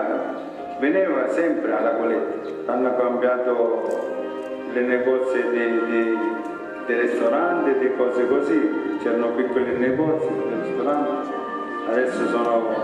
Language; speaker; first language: Italian; early bilingual, heritage; Italian